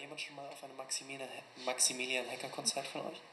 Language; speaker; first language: German; native; German